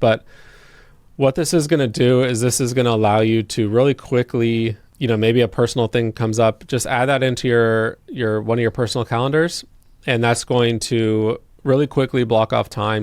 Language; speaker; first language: English; native; English